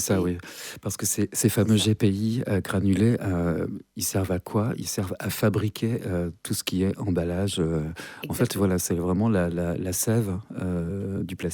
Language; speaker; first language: French; native; French